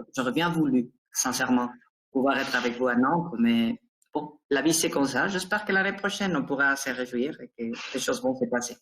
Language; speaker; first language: French; non-native, fluent; Spanish